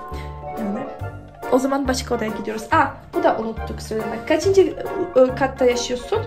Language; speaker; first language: Turkish; non-native, learner; Polish